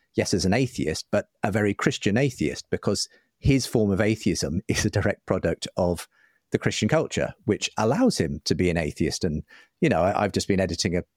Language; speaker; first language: English; native; English